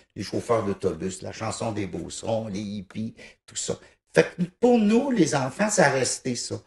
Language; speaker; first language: French; native; French